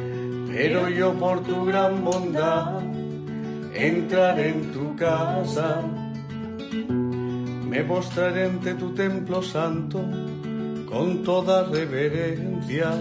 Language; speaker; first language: Spanish; native; Spanish